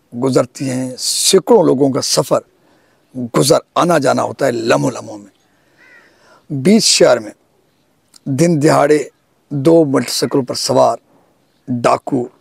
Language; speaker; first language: Urdu; non-native, local second language; Sindhi